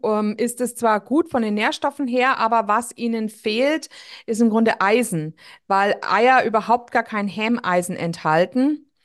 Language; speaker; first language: German; native; German